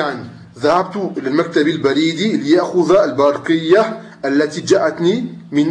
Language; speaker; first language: Arabic; non-native, fluent; French